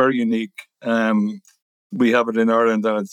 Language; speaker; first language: English; native; English